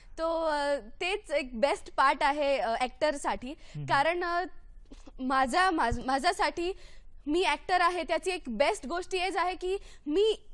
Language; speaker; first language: Marathi; non-native, local second language; Gujarati